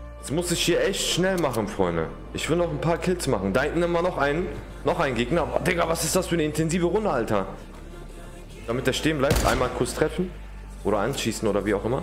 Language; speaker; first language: German; native; German